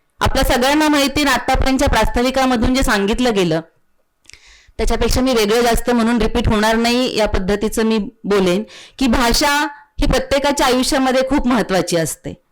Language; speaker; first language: Marathi; native; Marathi